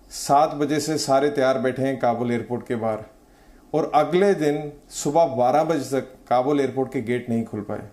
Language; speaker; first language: Hindi; native; Hindi